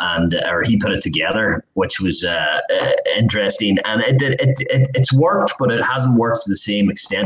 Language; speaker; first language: English; native; English